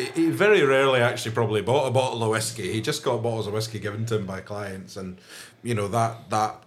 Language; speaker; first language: English; native; English